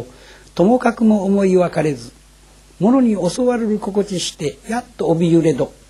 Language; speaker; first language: Japanese; native; Japanese